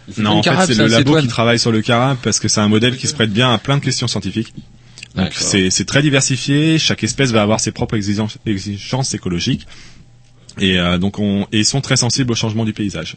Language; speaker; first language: French; native; French